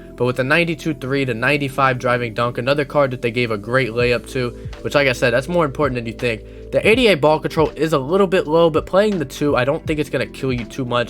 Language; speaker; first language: English; native; English